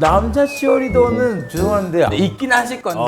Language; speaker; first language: Korean; early bilingual, other home language; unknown